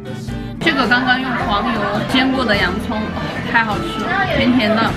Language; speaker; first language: Chinese; native; Chinese